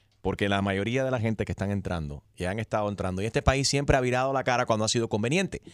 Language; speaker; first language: Spanish; early bilingual, heritage; Spanish